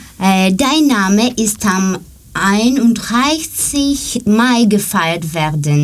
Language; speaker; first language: German; non-native, learner; Greek